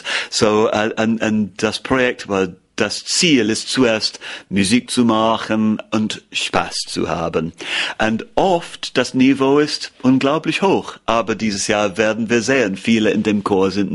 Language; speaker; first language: German; non-native, learner; English